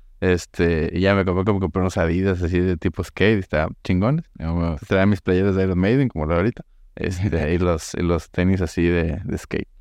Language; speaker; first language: Spanish; native; Spanish